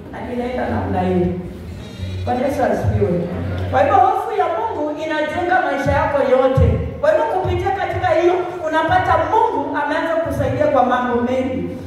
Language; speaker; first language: Swahili; non-native, local second language; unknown